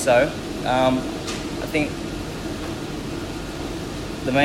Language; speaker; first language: English; native; English